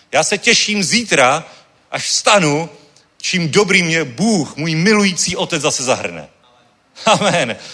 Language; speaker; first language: Czech; native; Czech